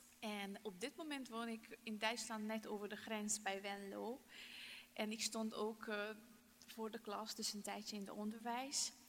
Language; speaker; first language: Dutch; non-native, fluent; Hungarian